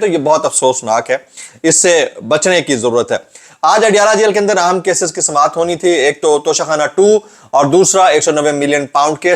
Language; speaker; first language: Urdu; native; Urdu